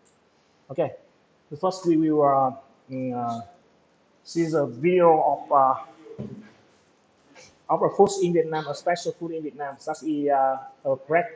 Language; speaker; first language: English; non-native, local second language; Vietnamese